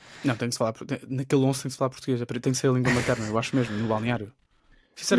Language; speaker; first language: Portuguese; native; Portuguese